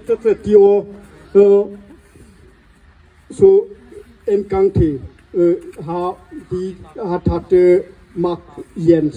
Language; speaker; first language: Danish; non-native, learner; Burmese